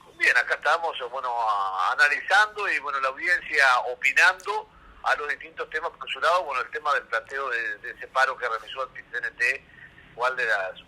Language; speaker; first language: Spanish; native; Spanish